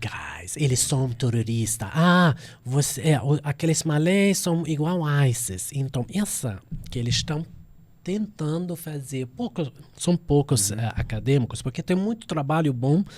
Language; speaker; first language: Portuguese; non-native, fluent; Arabic